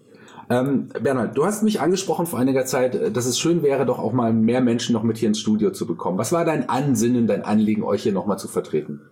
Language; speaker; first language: German; native; German